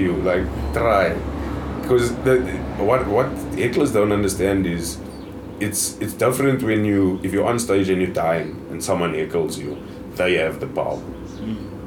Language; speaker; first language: English; native; English